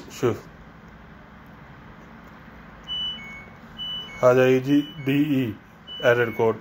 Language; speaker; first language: Arabic; non-native, learner; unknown